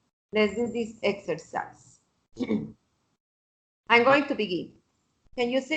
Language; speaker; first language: English; non-native, fluent; Spanish